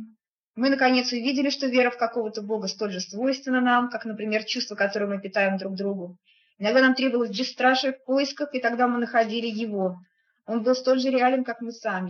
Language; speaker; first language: Russian; native; Russian